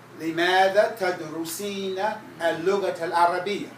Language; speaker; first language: Arabic; non-native, fluent; English